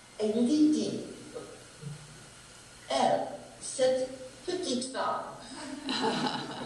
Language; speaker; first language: French; non-native, learner; English